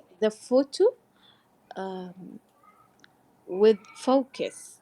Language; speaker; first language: English; non-native, learner; Arabic